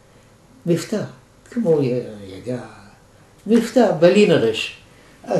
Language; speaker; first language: Hebrew; non-native, fluent; German